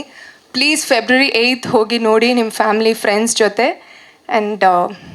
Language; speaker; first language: Kannada; non-native, fluent; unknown